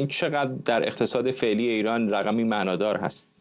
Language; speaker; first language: Persian; native; Persian